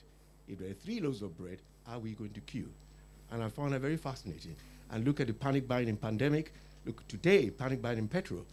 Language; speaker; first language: English; non-native, local second language; Yoruba